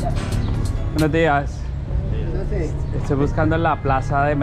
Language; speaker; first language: Spanish; non-native, learner; English